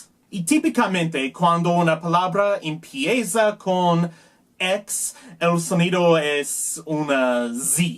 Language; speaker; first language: Spanish; non-native, learner; English